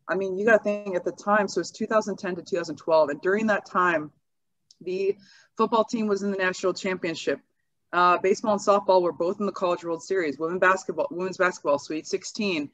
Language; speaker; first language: English; native; English